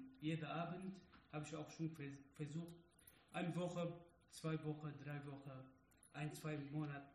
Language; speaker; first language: German; non-native, learner; Arabic